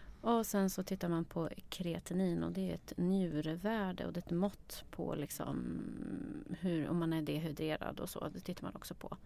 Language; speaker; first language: Swedish; native; Swedish